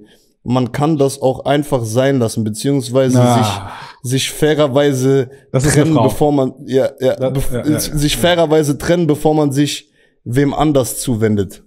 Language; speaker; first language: German; native; German